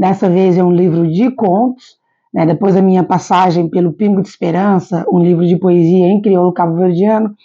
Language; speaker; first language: Portuguese; non-native, local second language; Kabuverdianu